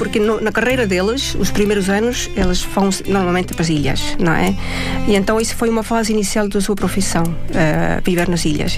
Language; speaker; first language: Portuguese; non-native, fluent; Estonian